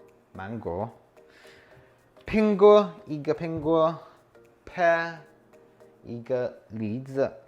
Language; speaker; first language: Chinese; non-native, learner; English